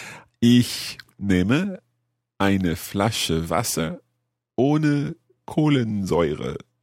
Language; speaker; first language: German; non-native, learner; English